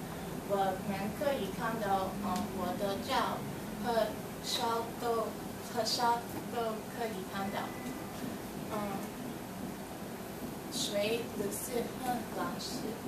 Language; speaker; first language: Chinese; non-native, learner; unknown